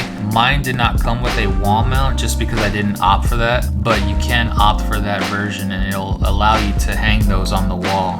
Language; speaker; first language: English; native; English